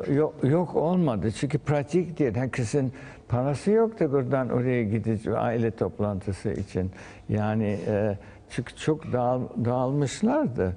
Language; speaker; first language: Turkish; early bilingual, heritage; Turkish